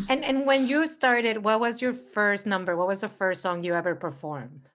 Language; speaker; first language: English; early bilingual, other home language; Spanish